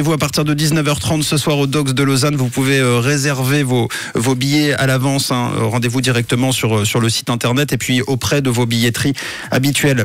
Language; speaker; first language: French; native; French